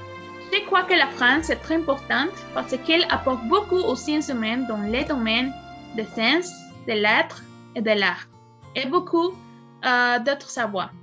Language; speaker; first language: French; non-native, learner; Spanish